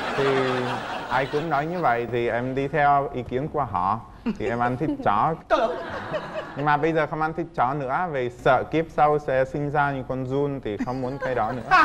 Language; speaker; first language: Vietnamese; non-native, fluent; Czech